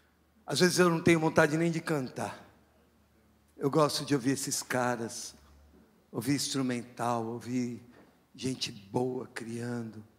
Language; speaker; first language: Portuguese; non-native, fluent; English